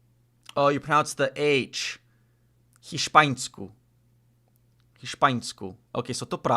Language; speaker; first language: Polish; non-native, learner; English